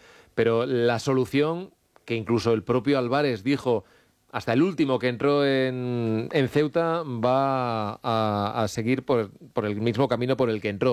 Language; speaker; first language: Spanish; native; Spanish